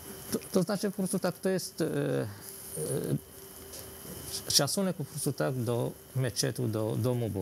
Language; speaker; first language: Polish; non-native, fluent; Arabic